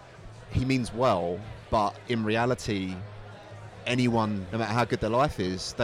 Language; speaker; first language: English; native; English